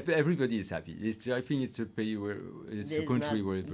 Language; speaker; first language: English; non-native, learner; French